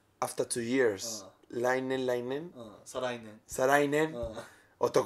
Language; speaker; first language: Japanese; non-native, learner; Spanish